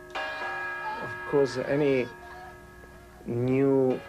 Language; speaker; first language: English; non-native, fluent; Italian